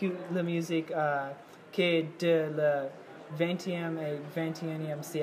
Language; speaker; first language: French; non-native, learner; English